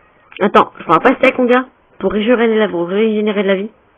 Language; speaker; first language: French; native; French